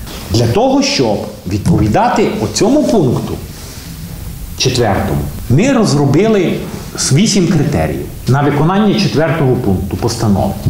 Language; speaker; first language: Ukrainian; native; Ukrainian